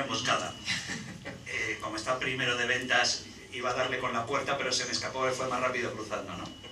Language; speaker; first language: Spanish; native; Spanish